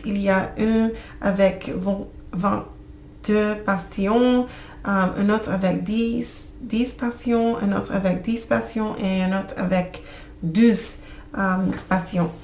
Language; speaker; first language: French; non-native, learner; English